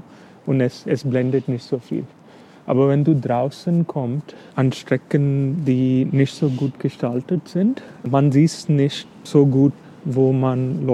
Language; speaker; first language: German; non-native, fluent; English